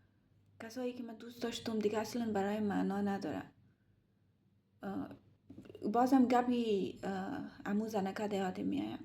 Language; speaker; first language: Persian; early bilingual, heritage; Persian